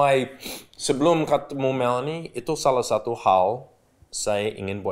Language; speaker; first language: Indonesian; non-native, learner; English